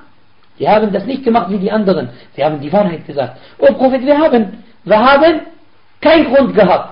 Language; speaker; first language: German; non-native, fluent; Arabic